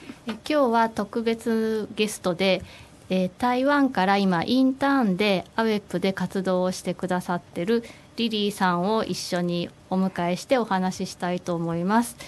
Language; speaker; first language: Japanese; native; Japanese